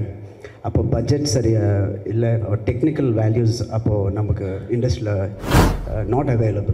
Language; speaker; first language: Tamil; non-native, local second language; Telugu